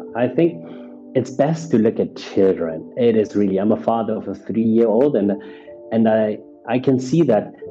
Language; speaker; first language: English; non-native, fluent; German